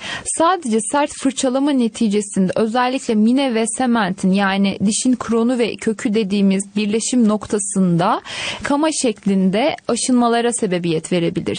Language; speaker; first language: Turkish; native; Turkish